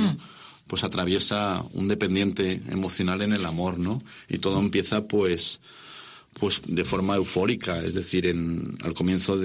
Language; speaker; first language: Spanish; native; Spanish